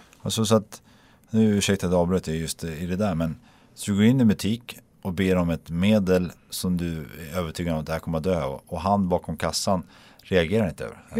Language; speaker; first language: Swedish; native; Swedish